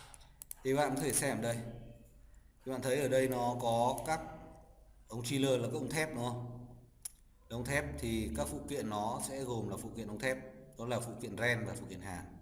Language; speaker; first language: Vietnamese; native; Vietnamese